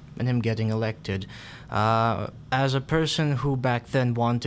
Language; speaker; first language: English; non-native, local second language; Filipino